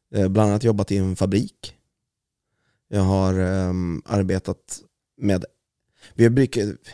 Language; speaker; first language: Swedish; native; Swedish